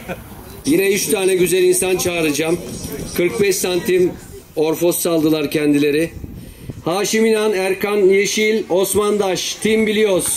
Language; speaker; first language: Turkish; native; Turkish